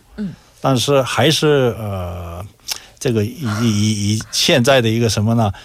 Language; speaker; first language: Chinese; non-native, fluent; Korean